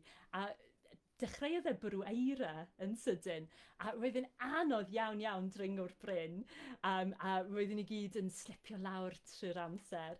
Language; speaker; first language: Welsh; non-native, fluent; English